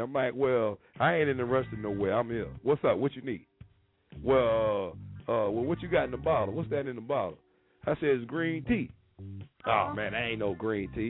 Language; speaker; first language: English; native; English